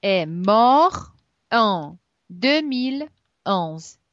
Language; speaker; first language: French; non-native, fluent; Russian